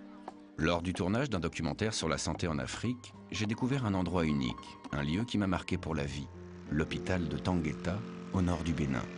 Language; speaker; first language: French; native; French